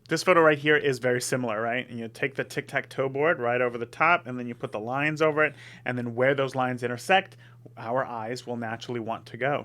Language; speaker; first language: English; native; English